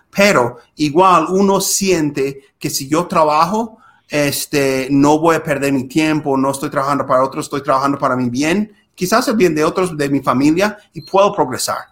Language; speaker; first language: Spanish; non-native, fluent; English